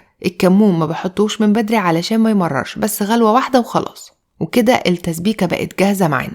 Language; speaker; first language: Arabic; native; Arabic